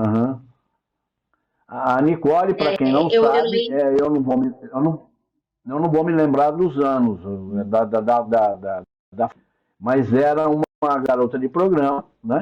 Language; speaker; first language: Portuguese; native; Portuguese